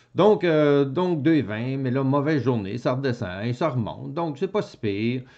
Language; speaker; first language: French; native; French